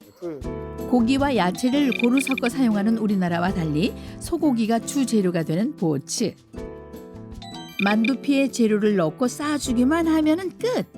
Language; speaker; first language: Korean; native; Korean